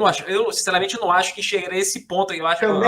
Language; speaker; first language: Portuguese; native; Portuguese